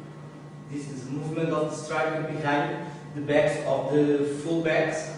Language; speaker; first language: English; non-native, learner; Portuguese